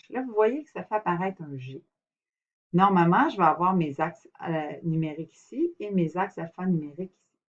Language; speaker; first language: French; native; French